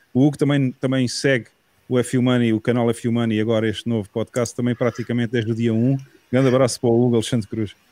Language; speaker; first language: Portuguese; native; Portuguese